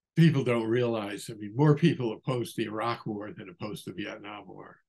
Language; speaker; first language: English; native; English